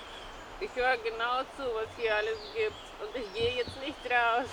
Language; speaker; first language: German; non-native, learner; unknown